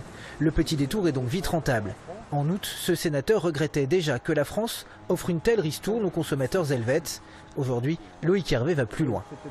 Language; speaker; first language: French; native; French